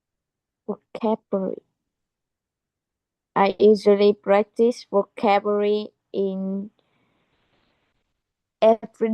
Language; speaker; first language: English; non-native, learner; Vietnamese